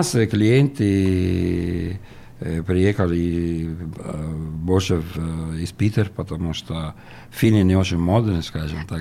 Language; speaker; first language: Russian; non-native, learner; Italian